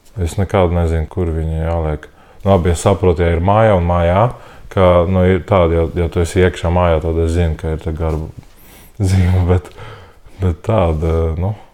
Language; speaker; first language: Latvian; non-native, learner; Polish